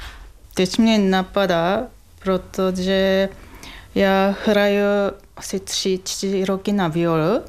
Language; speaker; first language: Czech; non-native, fluent; Japanese